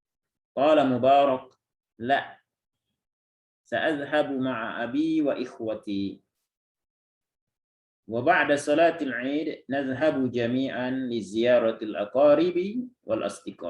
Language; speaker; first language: Arabic; non-native, fluent; Indonesian